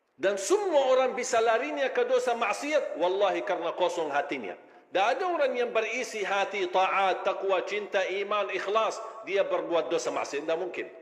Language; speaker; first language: Malay; non-native, fluent; Arabic